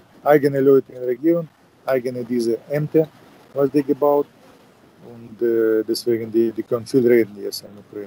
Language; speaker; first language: German; non-native, fluent; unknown